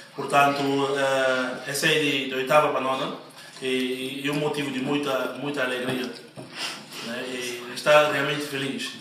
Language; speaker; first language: Portuguese; non-native, local second language; Upper Guinea Crioulo